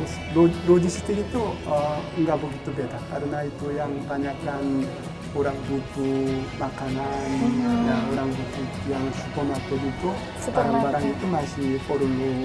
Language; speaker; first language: Indonesian; non-native, learner; Korean